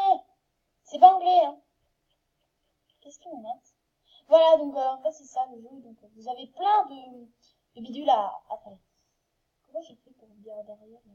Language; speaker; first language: French; native; French